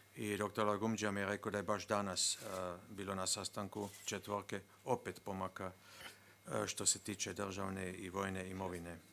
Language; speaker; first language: Croatian; non-native, fluent; Slovenian